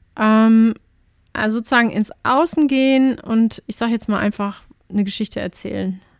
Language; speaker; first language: German; native; German